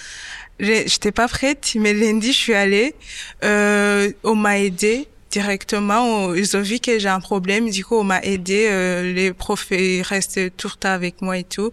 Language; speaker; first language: French; non-native, local second language; Kinyarwanda